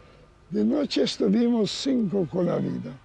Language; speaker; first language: Spanish; non-native, learner; Yiddish